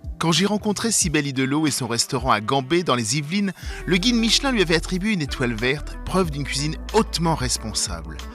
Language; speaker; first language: French; native; French